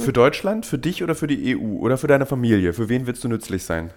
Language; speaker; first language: German; native; German